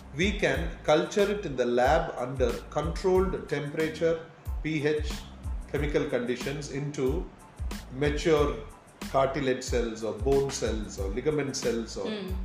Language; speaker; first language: English; non-native, local second language; Tamil